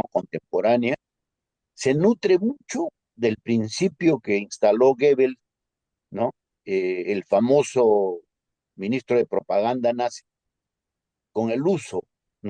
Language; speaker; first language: Spanish; native; Spanish